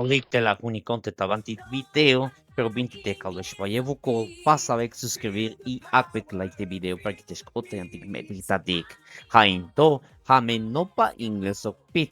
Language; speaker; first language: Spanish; non-native, local second language; Tzeltal